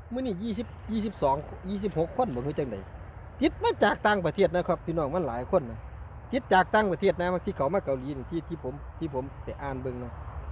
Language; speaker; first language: Thai; native; Thai